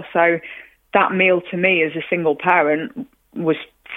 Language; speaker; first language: English; native; English